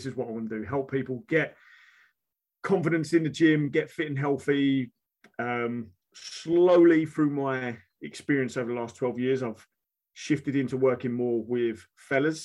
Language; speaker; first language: English; native; English